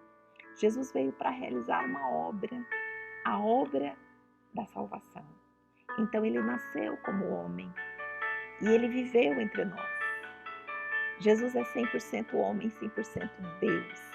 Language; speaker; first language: Portuguese; native; Portuguese